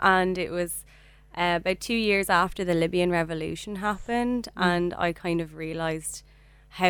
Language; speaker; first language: English; native; English